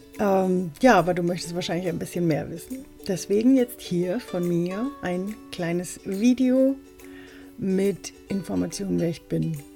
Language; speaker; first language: German; early bilingual, other home language; Spanish